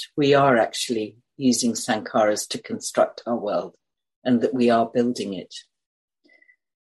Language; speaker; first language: English; native; English